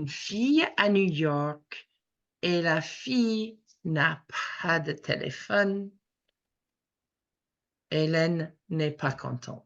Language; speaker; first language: French; non-native, fluent; English